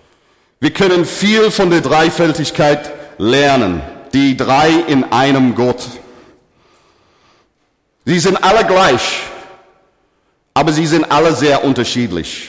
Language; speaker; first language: German; non-native, fluent; English